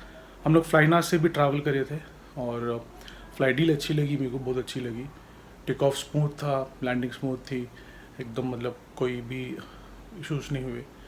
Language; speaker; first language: Hindi; native; Hindi